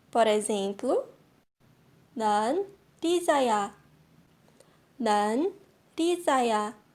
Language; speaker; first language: Korean; non-native, fluent; Portuguese